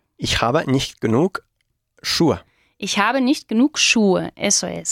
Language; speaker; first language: German; non-native, fluent; Spanish